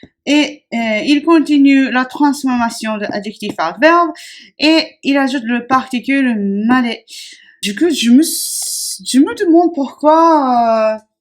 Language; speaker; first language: French; non-native, fluent; Japanese